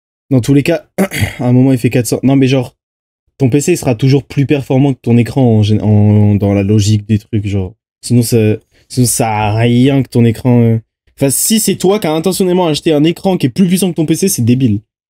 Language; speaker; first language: French; native; French